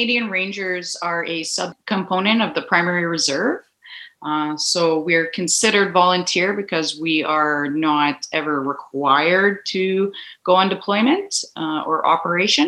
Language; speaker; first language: English; native; English